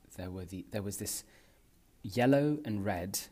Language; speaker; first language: English; native; English